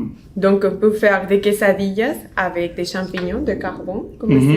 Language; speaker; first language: French; non-native, learner; Spanish